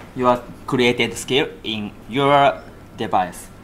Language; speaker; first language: English; non-native, learner; Japanese